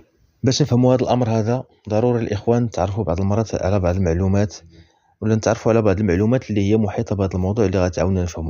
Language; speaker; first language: Arabic; native; Arabic